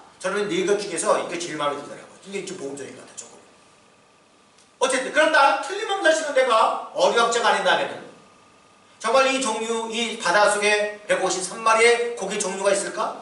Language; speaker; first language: Korean; native; Korean